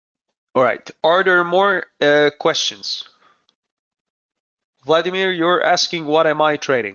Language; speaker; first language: English; non-native, fluent; Hebrew